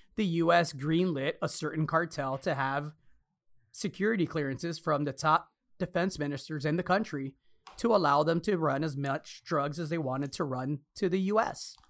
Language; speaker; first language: English; early bilingual, other home language; Spanish